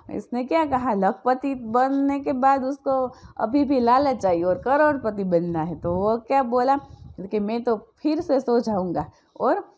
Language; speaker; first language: Hindi; non-native, local second language; Gujarati